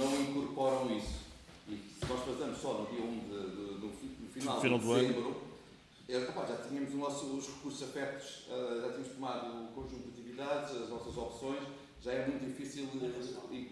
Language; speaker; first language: Portuguese; native; Portuguese